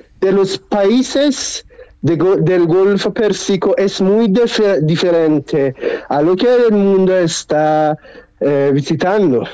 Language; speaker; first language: Spanish; non-native, learner; Persian